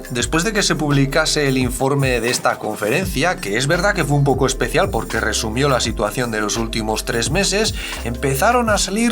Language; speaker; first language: Spanish; native; Spanish